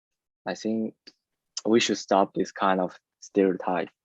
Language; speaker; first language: English; non-native, learner; Chinese